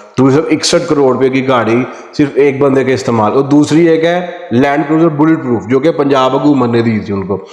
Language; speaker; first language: Urdu; non-native, local second language; Punjabi